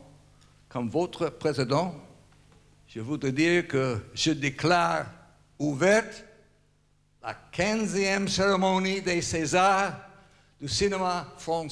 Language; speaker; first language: French; non-native, learner; English